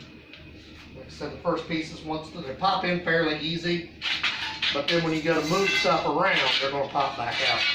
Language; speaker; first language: English; native; English